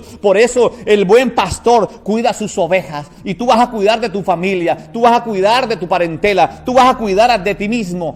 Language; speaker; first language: Spanish; native; Spanish